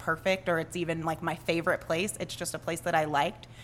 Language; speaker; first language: English; native; English